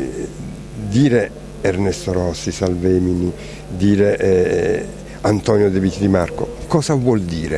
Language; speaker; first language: Italian; native; Italian